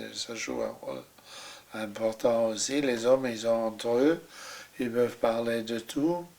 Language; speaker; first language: French; non-native, fluent; German